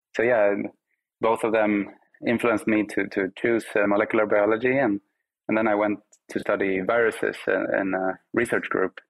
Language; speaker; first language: English; non-native, fluent; Swedish